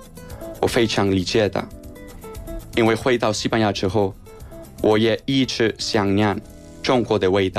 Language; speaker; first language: Chinese; non-native, learner; Spanish